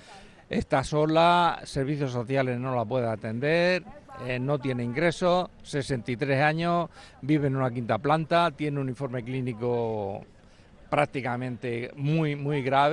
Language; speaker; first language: Spanish; native; Spanish